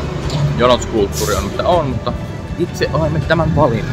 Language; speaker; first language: Finnish; native; Finnish